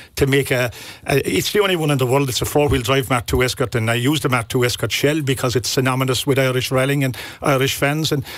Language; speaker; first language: English; native; English